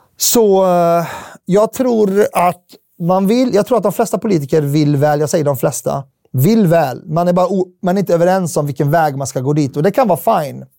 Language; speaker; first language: Swedish; early bilingual, other home language; Arabic